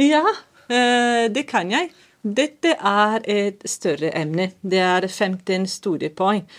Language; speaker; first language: Norwegian; non-native, fluent; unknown